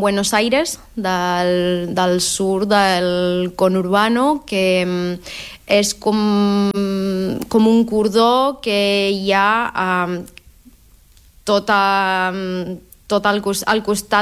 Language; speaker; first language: Catalan; non-native, fluent; Spanish